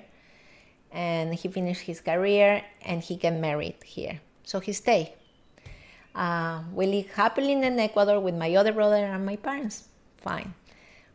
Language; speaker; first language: English; non-native, learner; Spanish